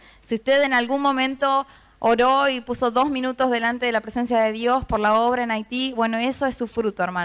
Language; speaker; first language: Spanish; native; Spanish